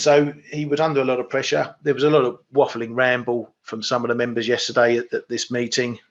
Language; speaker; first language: English; native; English